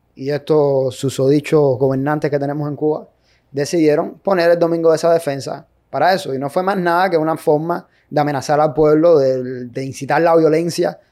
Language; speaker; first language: Spanish; native; Spanish